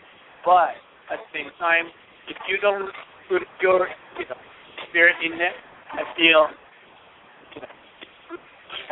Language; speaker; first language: English; non-native, fluent; Japanese